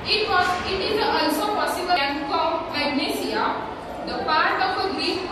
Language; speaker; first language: English; non-native, local second language; Marathi